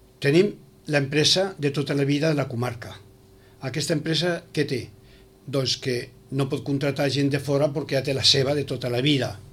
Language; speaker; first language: Catalan; native; Catalan